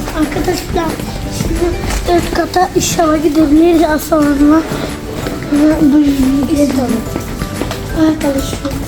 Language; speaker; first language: Turkish; early bilingual, heritage; Turkish